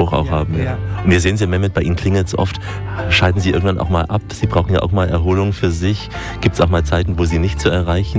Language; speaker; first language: German; native; German